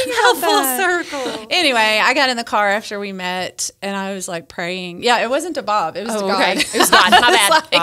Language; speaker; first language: English; native; English